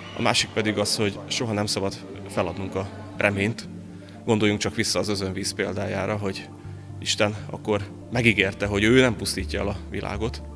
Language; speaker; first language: Hungarian; native; Hungarian